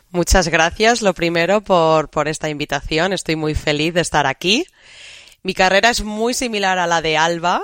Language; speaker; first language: Spanish; native; Spanish